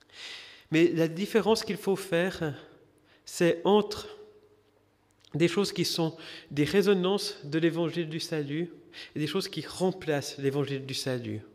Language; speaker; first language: French; native; French